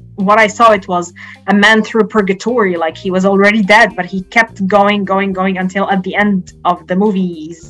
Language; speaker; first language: English; non-native, fluent; Arabic